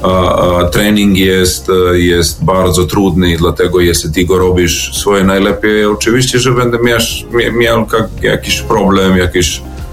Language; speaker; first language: Polish; non-native, learner; Serbian